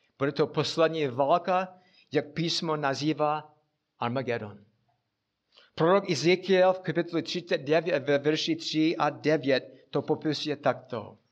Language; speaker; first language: Czech; non-native, fluent; English